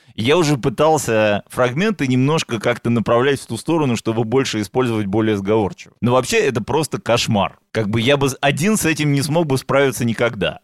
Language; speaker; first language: Russian; native; Russian